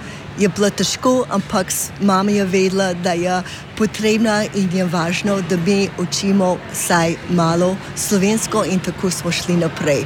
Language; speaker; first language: Slovenian; early bilingual, heritage; Slovenian